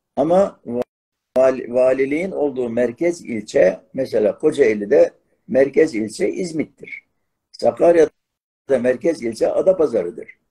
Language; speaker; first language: Turkish; non-native, local second language; Arabic